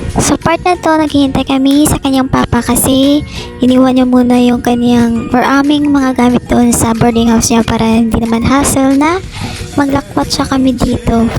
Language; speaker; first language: Filipino; non-native, local second language; Hiligaynon